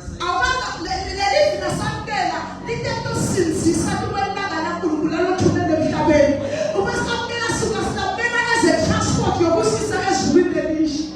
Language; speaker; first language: Zulu; non-native, local second language; Swati